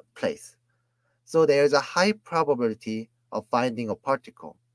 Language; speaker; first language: English; non-native, fluent; Korean